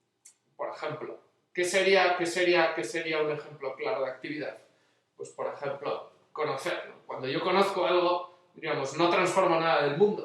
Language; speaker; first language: Spanish; native; Spanish